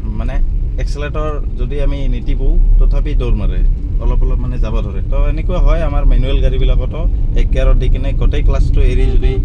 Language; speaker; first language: Assamese; native; Assamese